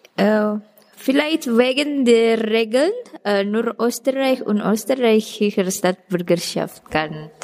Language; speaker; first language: German; non-native, fluent; Indonesian